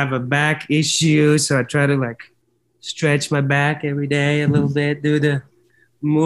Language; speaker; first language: English; non-native, fluent; Latvian